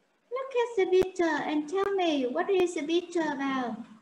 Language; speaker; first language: English; non-native, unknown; Vietnamese